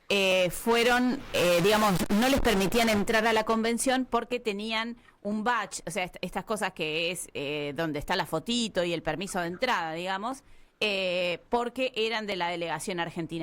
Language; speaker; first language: Spanish; native; Spanish